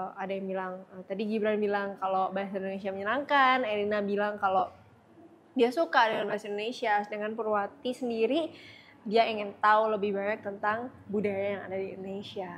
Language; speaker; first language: Indonesian; native; Indonesian